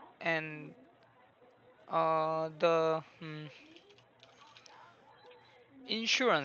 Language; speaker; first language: English; non-native, learner; Korean